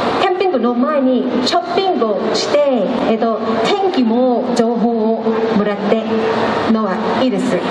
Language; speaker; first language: Japanese; non-native, learner; Thai